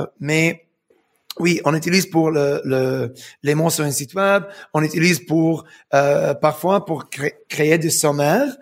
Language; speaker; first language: French; non-native, fluent; English